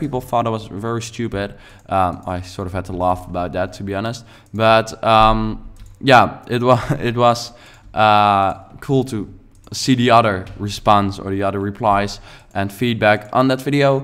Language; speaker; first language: English; non-native, fluent; Dutch